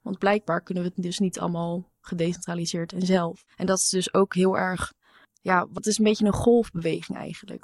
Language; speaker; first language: Dutch; native; Dutch